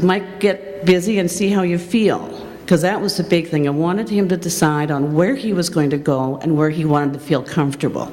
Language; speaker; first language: English; native; English